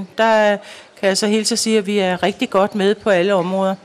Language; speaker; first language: Danish; native; Danish